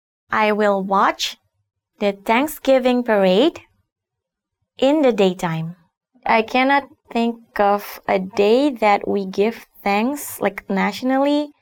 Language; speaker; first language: English; non-native, fluent; Indonesian